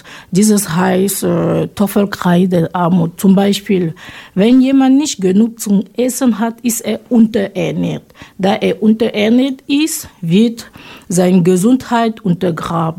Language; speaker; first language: German; non-native, fluent; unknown